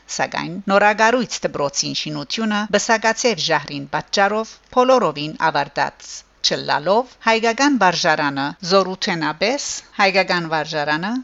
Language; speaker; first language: Armenian; early bilingual, heritage; Armenian